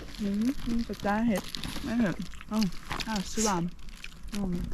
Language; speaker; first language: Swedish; non-native, learner; Thai